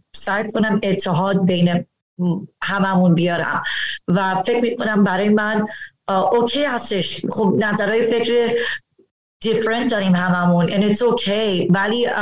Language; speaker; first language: Persian; early bilingual, heritage; Persian